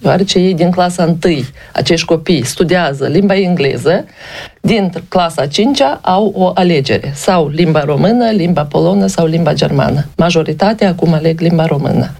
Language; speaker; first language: Romanian; native; Romanian